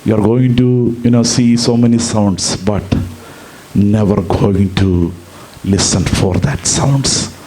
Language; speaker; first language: English; non-native, local second language; Malayalam